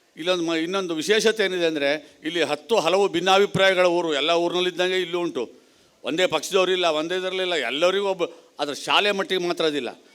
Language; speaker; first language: Kannada; native; Kannada